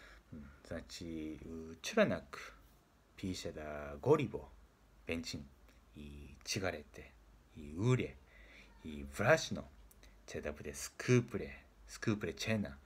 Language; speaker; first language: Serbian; non-native, learner; Japanese